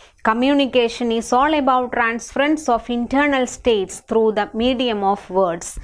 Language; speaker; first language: English; non-native, local second language; Malayalam